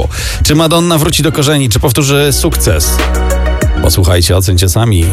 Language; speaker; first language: Polish; native; Polish